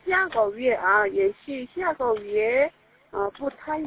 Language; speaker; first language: Chinese; non-native, learner; Korean